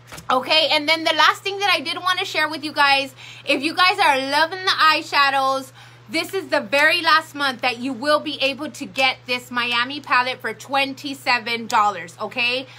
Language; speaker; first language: English; early bilingual, other home language; Spanish